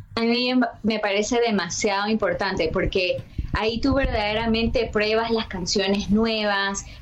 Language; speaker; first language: Spanish; early bilingual, heritage; Spanish